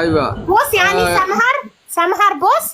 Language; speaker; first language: Arabic; non-native, learner; Amharic